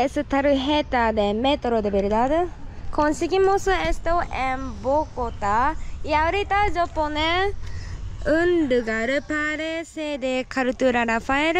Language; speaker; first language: Spanish; non-native, learner; Japanese